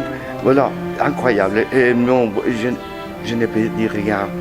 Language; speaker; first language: French; non-native, learner; Spanish